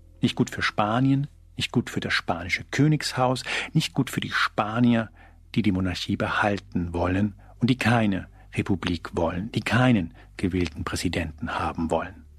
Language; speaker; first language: German; early bilingual, other home language; Spanish